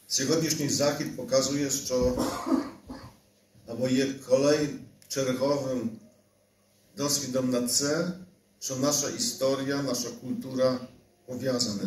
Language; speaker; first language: Ukrainian; non-native, fluent; Polish